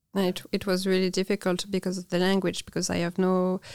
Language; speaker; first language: English; non-native, fluent; French